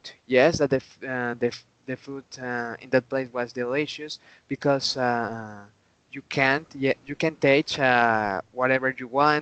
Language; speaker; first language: English; non-native, learner; Spanish